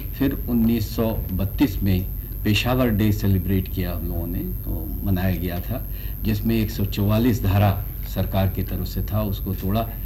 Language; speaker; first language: Hindi; native; Hindi